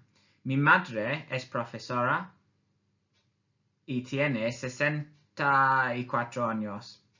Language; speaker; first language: Spanish; non-native, learner; English